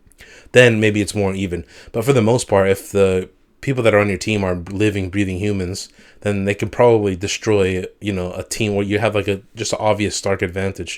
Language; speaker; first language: English; native; English